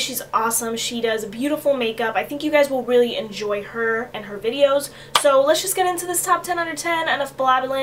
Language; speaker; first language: English; native; English